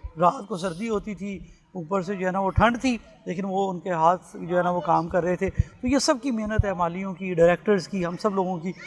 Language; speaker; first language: Urdu; non-native, local second language; Punjabi